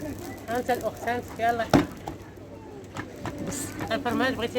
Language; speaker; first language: Arabic; native; Arabic